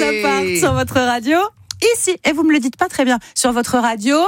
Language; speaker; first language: French; native; French